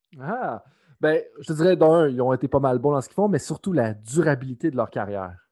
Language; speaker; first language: French; native; French